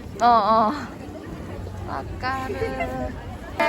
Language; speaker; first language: Japanese; non-native, learner; Korean